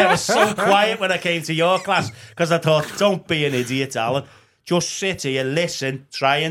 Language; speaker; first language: English; native; English